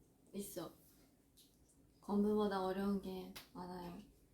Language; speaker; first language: Korean; non-native, fluent; Japanese